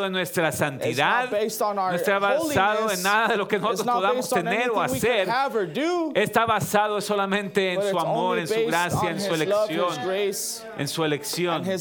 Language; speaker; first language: Spanish; native; Spanish